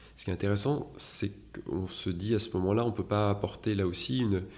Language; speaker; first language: French; native; French